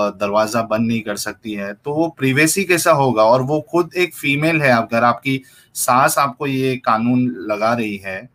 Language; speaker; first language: Hindi; native; Hindi